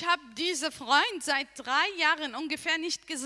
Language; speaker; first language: German; non-native, learner; Arabic